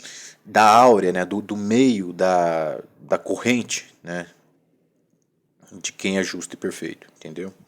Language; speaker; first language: Portuguese; native; Portuguese